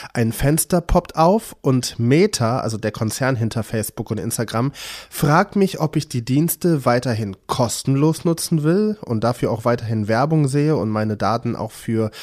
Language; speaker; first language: German; native; German